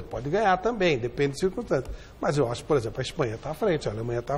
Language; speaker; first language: Portuguese; native; Portuguese